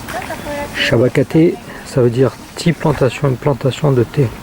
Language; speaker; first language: French; native; French